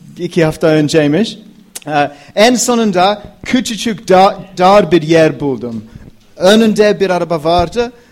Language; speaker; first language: Turkish; non-native, fluent; English